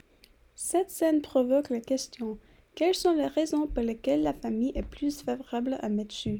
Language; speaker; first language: French; non-native, learner; English